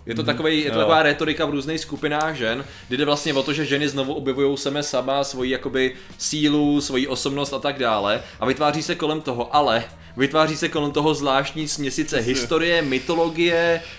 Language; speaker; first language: Czech; native; Czech